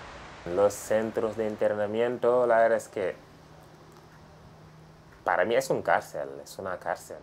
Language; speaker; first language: Spanish; non-native, fluent; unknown